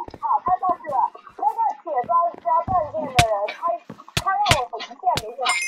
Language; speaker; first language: Chinese; native; Chinese